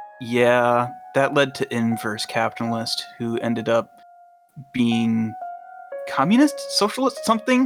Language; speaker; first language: English; native; English